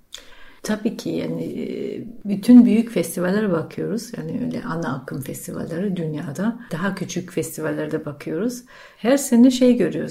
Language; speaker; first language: Turkish; non-native, fluent; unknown